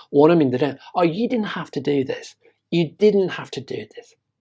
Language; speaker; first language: English; non-native, fluent; Korean